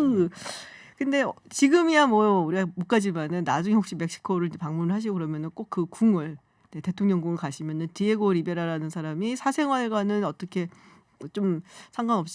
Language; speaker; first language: Korean; native; Korean